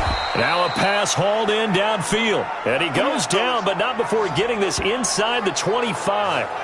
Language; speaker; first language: English; native; English